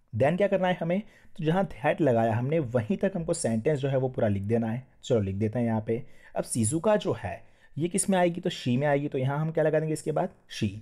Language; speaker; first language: Hindi; non-native, local second language; Gujarati